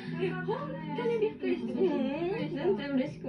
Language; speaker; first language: Japanese; native; Japanese